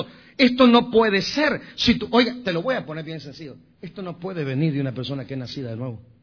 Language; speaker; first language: Spanish; native; Spanish